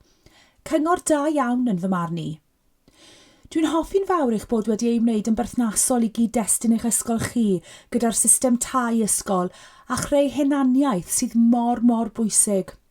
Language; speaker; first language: Welsh; native; Welsh